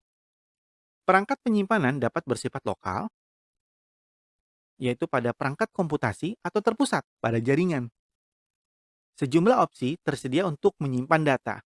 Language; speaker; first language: Indonesian; native; Indonesian